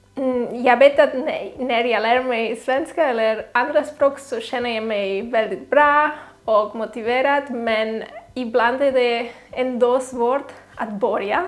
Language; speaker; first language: Swedish; non-native, fluent; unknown